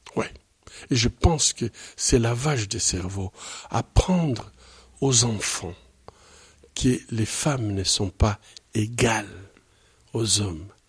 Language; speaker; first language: French; non-native, local second language; Swahili